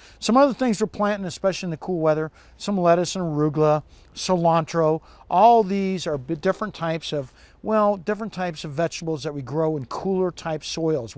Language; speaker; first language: English; native; English